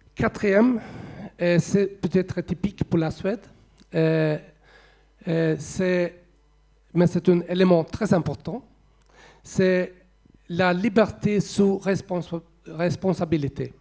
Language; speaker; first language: French; non-native, fluent; Swedish